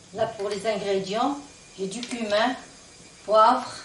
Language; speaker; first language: French; non-native, local second language; Arabic